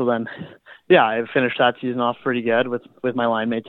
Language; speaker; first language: English; native; English